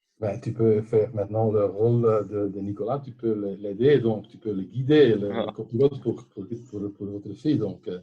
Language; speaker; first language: French; non-native, local second language; Dutch